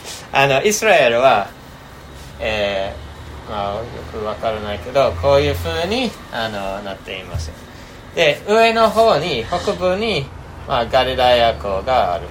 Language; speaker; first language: Japanese; non-native, fluent; English